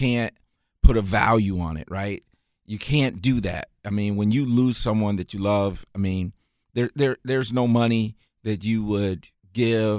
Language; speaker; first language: English; native; English